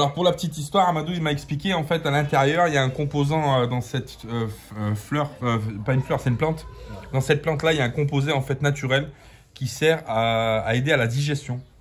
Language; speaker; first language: French; native; French